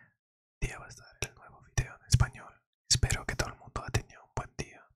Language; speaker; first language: Spanish; non-native, learner; English